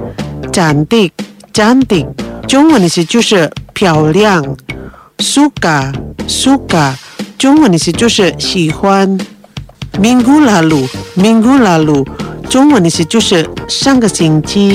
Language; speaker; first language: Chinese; non-native, fluent; Indonesian